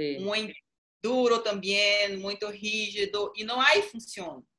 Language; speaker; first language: Spanish; non-native, learner; Portuguese